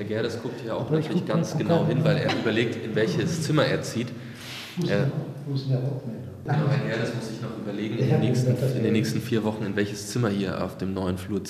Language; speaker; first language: German; native; German